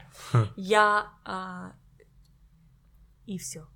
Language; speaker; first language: Russian; non-native, learner; English